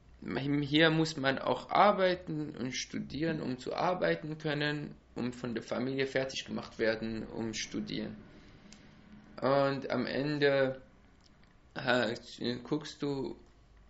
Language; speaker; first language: German; non-native, learner; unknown